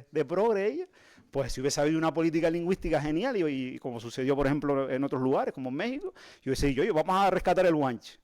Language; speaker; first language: Spanish; native; Spanish